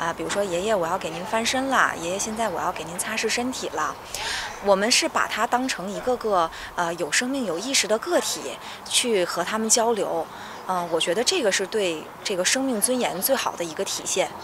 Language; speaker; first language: Chinese; native; Chinese